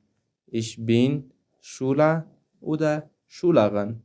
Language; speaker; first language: German; non-native, fluent; Pashto